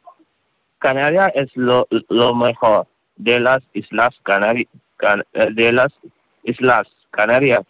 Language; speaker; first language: Spanish; non-native, learner; Wolof